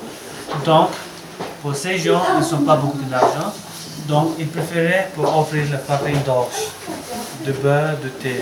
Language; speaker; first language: French; non-native, learner; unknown